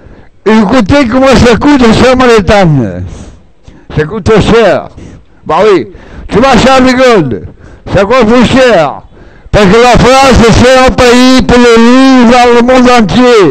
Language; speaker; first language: French; non-native, learner; Portuguese